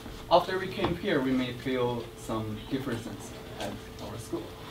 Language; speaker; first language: English; non-native, fluent; Chinese